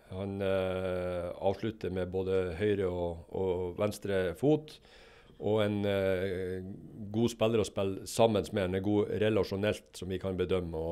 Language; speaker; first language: Norwegian; native; Norwegian